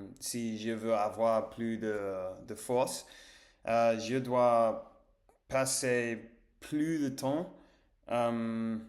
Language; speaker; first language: French; non-native, learner; English